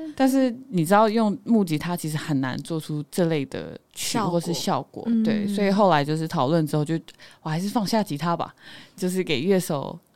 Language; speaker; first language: Chinese; non-native, local second language; Hakka Chinese